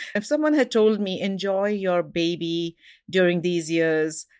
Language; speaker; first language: English; non-native, local second language; Hindi